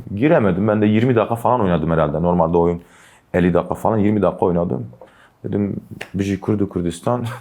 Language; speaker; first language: Turkish; non-native, local second language; Kurdish